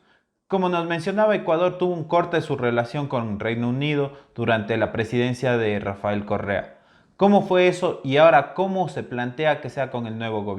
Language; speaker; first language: Spanish; native; Spanish